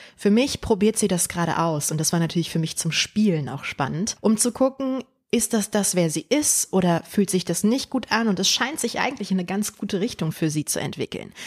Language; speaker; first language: German; early bilingual, other home language; Polish